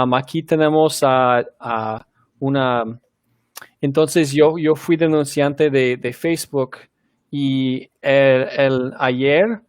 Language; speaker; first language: Spanish; non-native, fluent; English